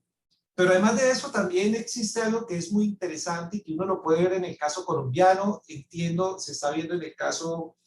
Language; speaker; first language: Spanish; native; Spanish